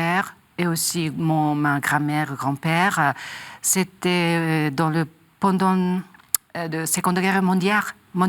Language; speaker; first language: French; non-native, learner; Japanese